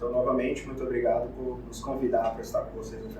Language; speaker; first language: Portuguese; native; Portuguese